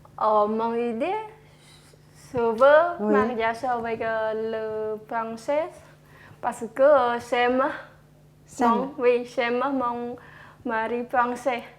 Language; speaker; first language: French; non-native, learner; Khmer